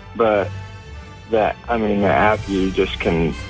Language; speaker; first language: English; native; English